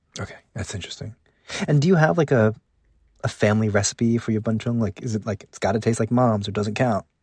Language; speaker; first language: English; early bilingual, other home language; Cantonese